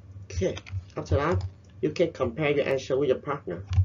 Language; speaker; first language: English; non-native, fluent; Vietnamese